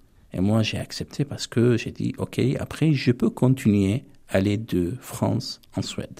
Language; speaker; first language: French; non-native, fluent; Armenian